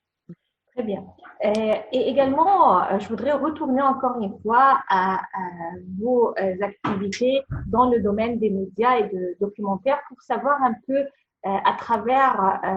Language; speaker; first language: French; non-native, fluent; Arabic